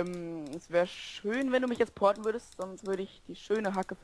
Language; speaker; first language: German; native; German